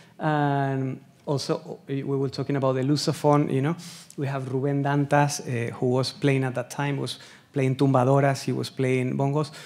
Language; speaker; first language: English; non-native, fluent; Spanish